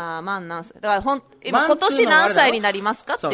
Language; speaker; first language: Japanese; native; Japanese